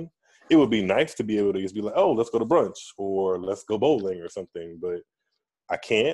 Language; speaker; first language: English; native; English